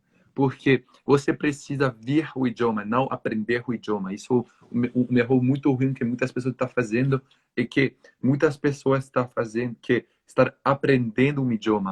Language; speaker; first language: Portuguese; non-native, learner; French